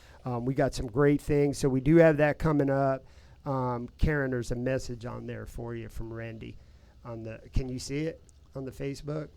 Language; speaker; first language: English; native; English